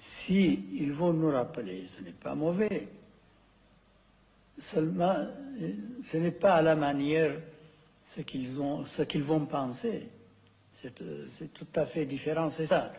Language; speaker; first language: French; non-native, fluent; Amharic